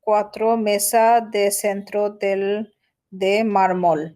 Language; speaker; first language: Spanish; non-native, learner; Bangla